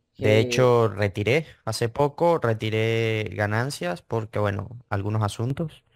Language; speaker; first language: Spanish; native; Spanish